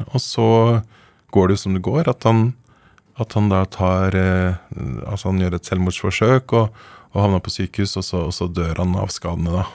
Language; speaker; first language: Norwegian; native; Norwegian